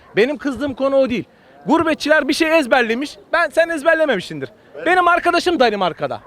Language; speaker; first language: Turkish; native; Turkish